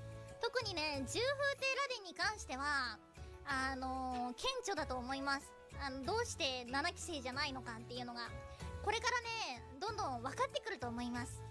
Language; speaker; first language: Japanese; native; Japanese